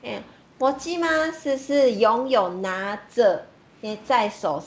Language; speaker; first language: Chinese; non-native, fluent; Japanese